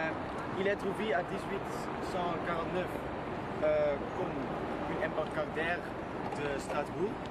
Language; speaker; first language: French; non-native, learner; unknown